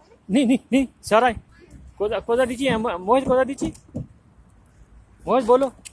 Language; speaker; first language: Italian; non-native, learner; Urdu